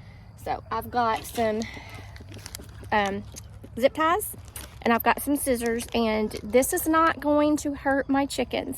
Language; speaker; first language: English; native; English